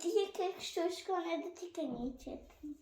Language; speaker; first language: Albanian; early bilingual, heritage; Albanian